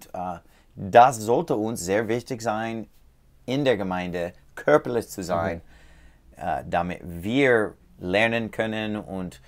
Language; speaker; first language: German; non-native, learner; English